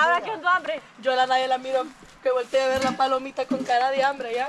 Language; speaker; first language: Spanish; native; Spanish